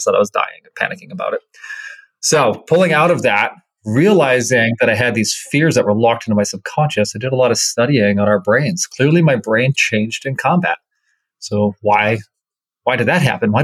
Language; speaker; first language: English; native; English